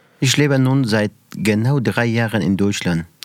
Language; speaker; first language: German; non-native, learner; Persian